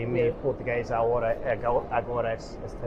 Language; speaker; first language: Portuguese; non-native, learner; English